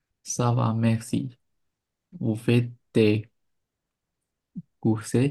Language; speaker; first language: French; non-native, learner; Chinese